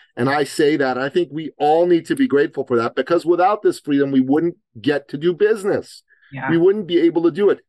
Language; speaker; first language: English; early bilingual, other home language; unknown